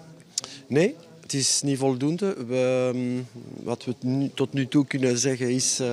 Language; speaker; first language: Dutch; non-native, fluent; French